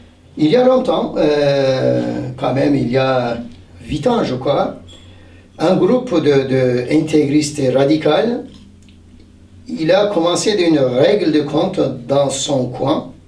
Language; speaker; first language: French; non-native, fluent; Turkish